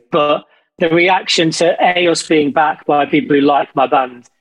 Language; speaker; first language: English; native; English